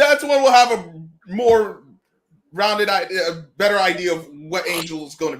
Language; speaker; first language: English; native; English